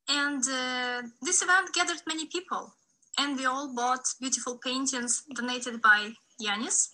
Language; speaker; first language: English; non-native, fluent; Ukrainian